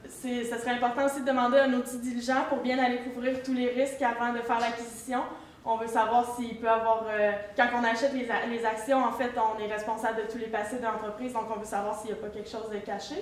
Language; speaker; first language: French; native; French